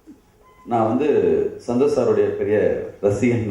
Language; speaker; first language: Tamil; native; Tamil